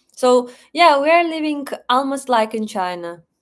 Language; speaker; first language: English; non-native, fluent; Russian